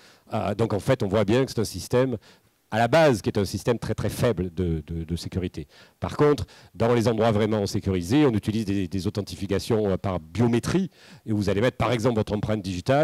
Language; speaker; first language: French; native; French